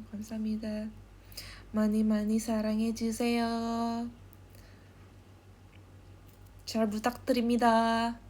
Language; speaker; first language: Korean; non-native, learner; Indonesian